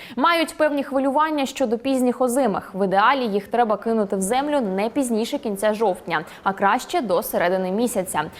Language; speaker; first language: Ukrainian; native; Ukrainian